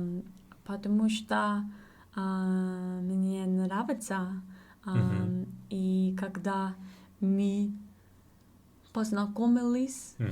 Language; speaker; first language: Russian; non-native, learner; English